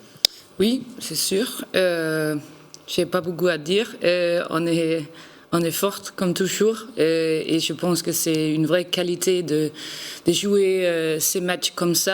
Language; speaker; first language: French; non-native, learner; Danish